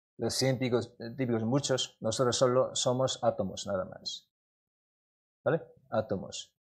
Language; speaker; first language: Spanish; non-native, learner; Korean